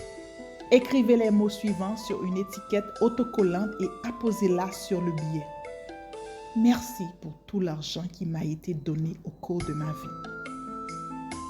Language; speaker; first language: French; native; French